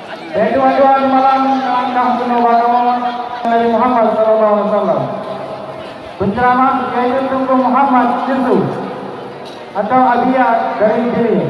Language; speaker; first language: Indonesian; non-native, local second language; Achinese